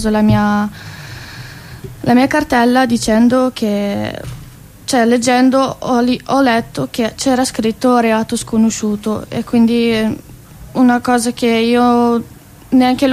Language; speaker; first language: Italian; non-native, fluent; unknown